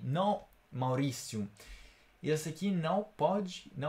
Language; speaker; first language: Portuguese; non-native, fluent; Italian